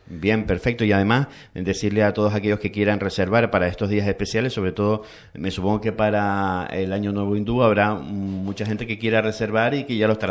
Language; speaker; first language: Spanish; native; Spanish